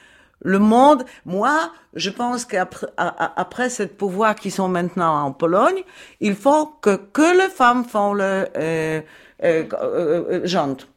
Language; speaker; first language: French; non-native, learner; Polish